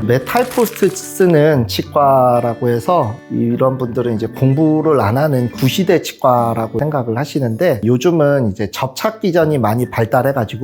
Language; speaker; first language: Korean; native; Korean